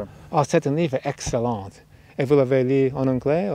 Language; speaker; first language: French; non-native, fluent; English